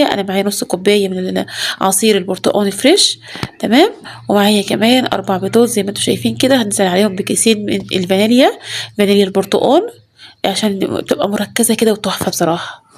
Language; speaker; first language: Arabic; native; Arabic